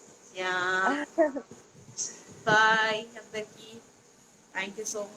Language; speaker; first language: Telugu; native; Telugu